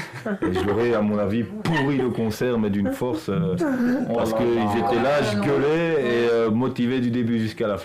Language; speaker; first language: French; native; French